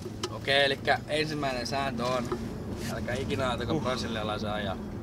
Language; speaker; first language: Finnish; native; Finnish